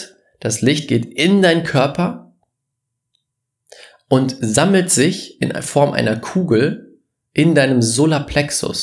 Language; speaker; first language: German; native; German